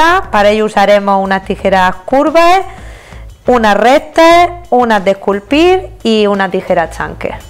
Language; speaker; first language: Spanish; native; Spanish